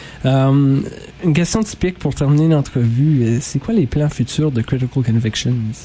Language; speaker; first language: French; native; French